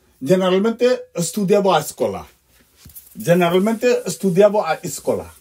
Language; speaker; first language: Italian; non-native, fluent; Bangla